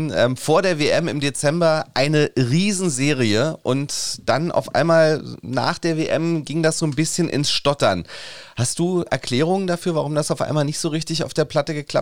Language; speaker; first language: German; native; German